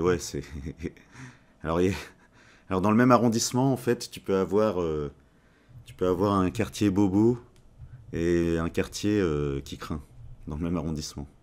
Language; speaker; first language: French; native; French